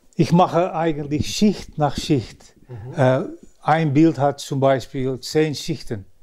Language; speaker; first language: German; early bilingual, other home language; Dutch